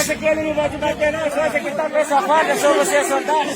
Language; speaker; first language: Portuguese; non-native, learner; Haitian Creole